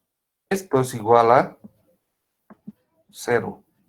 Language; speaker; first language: Spanish; native; Spanish